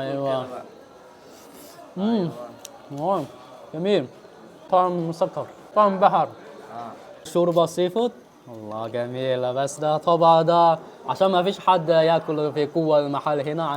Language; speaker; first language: Arabic; non-native, fluent; Chinese